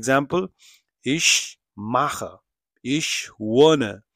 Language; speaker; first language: German; non-native, fluent; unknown